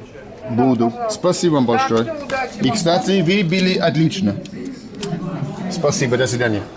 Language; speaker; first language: Russian; non-native, learner; English